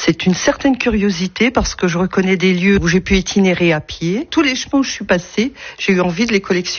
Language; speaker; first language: French; native; French